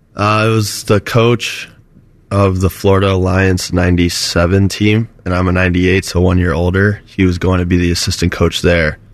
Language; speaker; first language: English; native; English